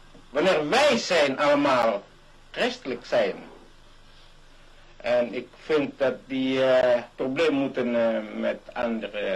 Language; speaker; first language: Dutch; non-native, local second language; Malay